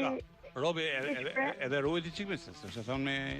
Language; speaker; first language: Albanian; native; Albanian